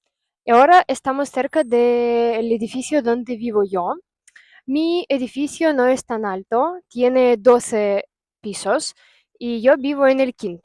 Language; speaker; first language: Spanish; non-native, fluent; Russian